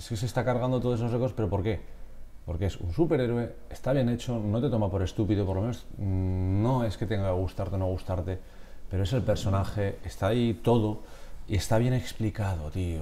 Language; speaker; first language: Spanish; native; Spanish